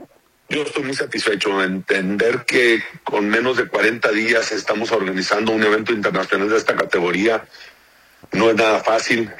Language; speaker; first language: Spanish; native; Spanish